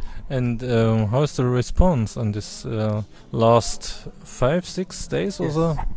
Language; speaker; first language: English; non-native, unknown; German